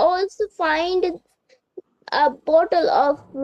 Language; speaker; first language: English; non-native, learner; Bangla